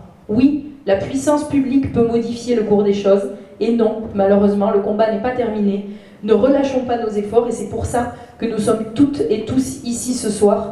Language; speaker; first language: French; native; French